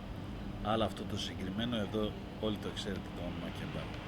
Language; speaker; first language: Greek; non-native, learner; Persian